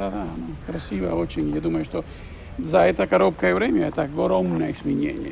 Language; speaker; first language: Russian; non-native, fluent; Spanish